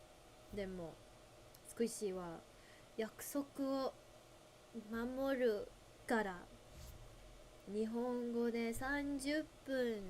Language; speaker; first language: Japanese; non-native, learner; English